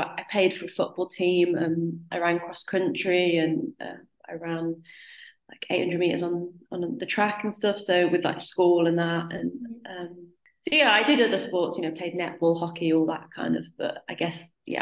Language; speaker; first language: English; native; English